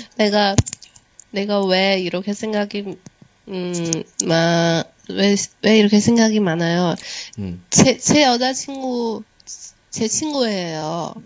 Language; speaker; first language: Korean; non-native, learner; Chinese